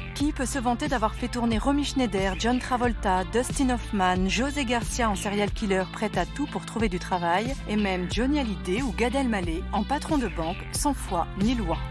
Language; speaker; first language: French; native; French